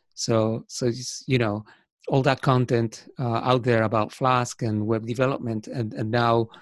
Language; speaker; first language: English; non-native, fluent; Spanish